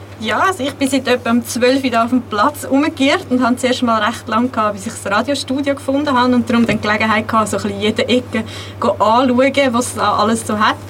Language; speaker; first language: German; native; German